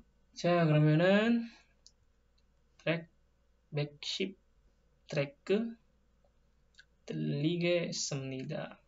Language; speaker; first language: Korean; non-native, fluent; Indonesian